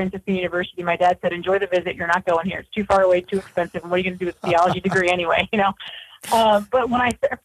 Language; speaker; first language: English; native; English